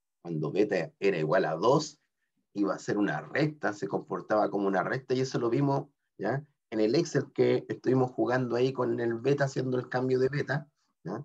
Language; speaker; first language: Spanish; native; Spanish